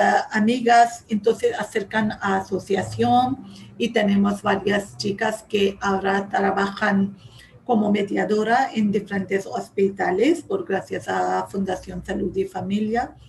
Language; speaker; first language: Spanish; non-native, fluent; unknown